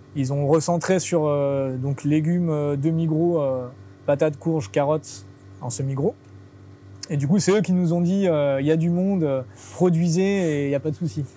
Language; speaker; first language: French; native; French